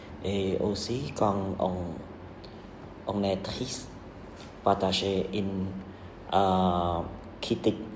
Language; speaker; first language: French; non-native, learner; Khmer